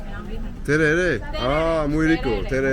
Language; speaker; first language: Spanish; non-native, learner; English